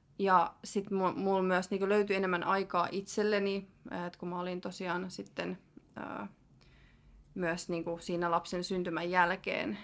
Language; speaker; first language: Finnish; early bilingual, other home language; Russian